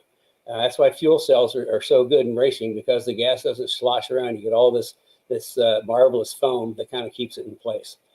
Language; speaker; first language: English; native; English